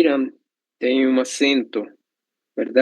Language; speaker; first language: Portuguese; non-native, learner; Spanish